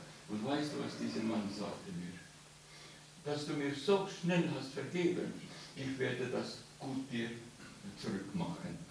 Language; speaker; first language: German; non-native, learner; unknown